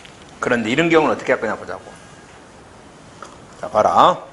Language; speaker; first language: Korean; native; Korean